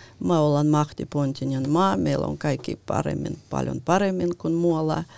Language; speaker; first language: Finnish; non-native, fluent; Russian